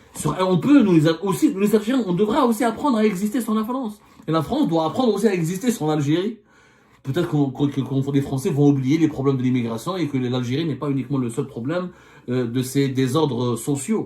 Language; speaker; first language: French; non-native, local second language; Arabic